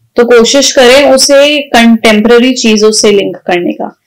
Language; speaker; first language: Hindi; native; Hindi